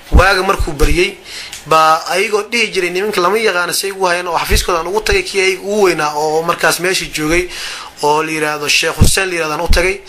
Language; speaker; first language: Somali; non-native, local second language; Maay